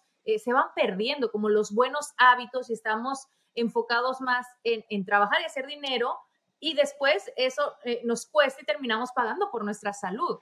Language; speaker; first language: Spanish; native; Spanish